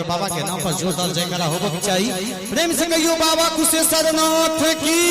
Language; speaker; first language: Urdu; non-native, local second language; Maithili